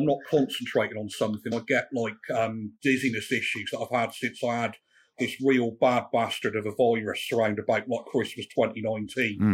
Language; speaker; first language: English; native; English